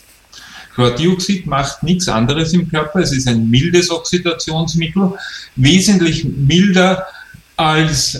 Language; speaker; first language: German; native; German